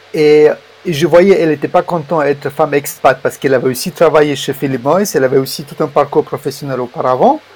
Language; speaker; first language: French; non-native, fluent; Romanian